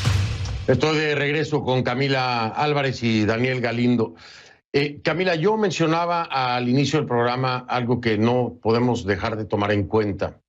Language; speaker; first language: Spanish; native; Spanish